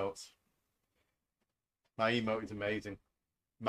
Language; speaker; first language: English; native; English